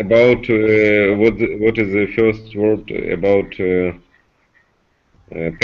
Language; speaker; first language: English; non-native, learner; Russian